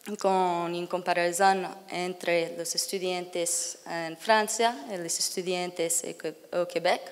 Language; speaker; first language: Spanish; non-native, learner; English